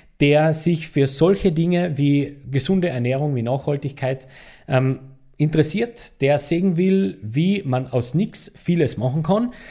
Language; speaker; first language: German; native; German